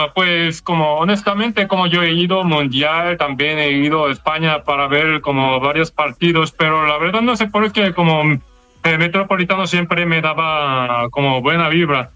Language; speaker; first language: Spanish; non-native, learner; Korean